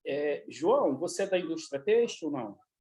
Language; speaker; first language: Portuguese; native; Portuguese